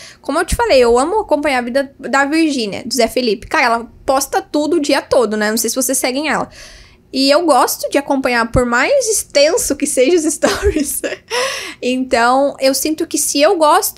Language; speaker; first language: Portuguese; native; Portuguese